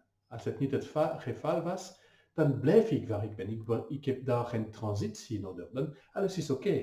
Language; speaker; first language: Dutch; non-native, fluent; French